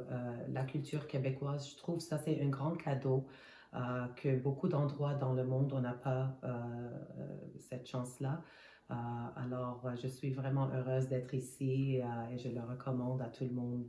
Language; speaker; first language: French; non-native, fluent; Armenian